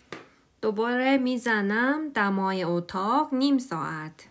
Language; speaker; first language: Persian; non-native, learner; Korean